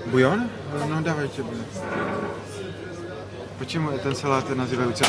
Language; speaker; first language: Russian; non-native, learner; Czech